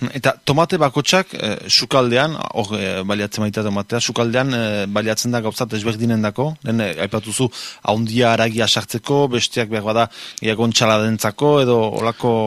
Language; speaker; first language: Basque; native; Basque